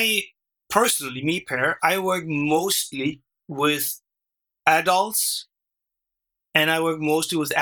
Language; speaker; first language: English; non-native, fluent; Danish